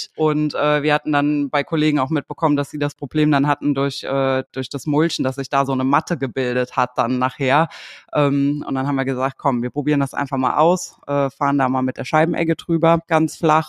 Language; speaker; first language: German; native; German